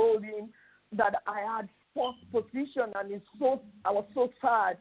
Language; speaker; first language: English; non-native, local second language; Yoruba